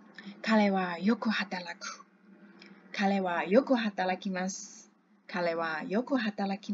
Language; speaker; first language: Japanese; non-native, fluent; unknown